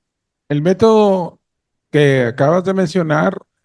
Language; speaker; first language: Spanish; native; Spanish